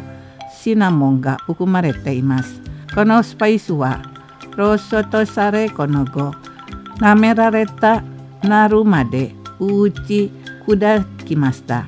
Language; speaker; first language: Japanese; non-native, fluent; Indonesian